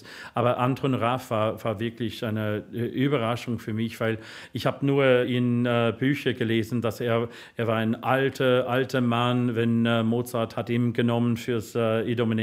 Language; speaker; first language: German; non-native, fluent; English